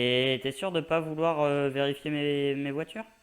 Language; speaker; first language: French; native; French